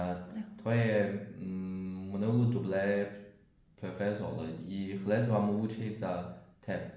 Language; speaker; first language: Bulgarian; non-native, learner; Chinese